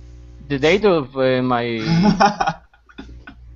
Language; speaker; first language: English; non-native, learner; Spanish